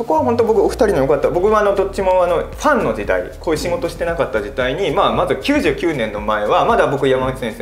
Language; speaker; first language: Japanese; native; Japanese